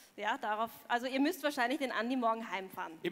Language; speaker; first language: German; native; German